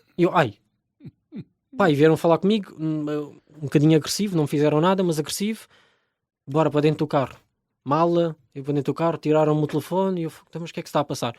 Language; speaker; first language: Portuguese; early bilingual, other home language; Romanian